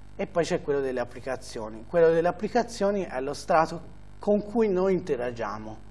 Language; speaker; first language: Italian; native; Italian